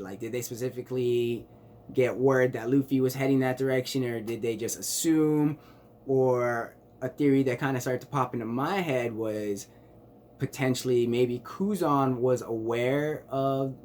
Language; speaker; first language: English; native; English